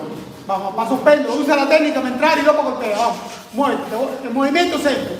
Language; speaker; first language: Spanish; native; Spanish